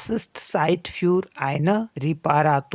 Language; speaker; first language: German; non-native, fluent; Hindi